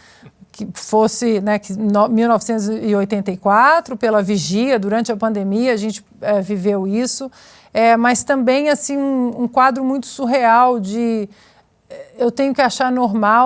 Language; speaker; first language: Portuguese; native; Portuguese